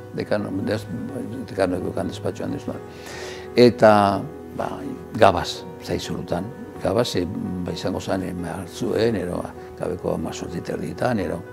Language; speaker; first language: Basque; native; Basque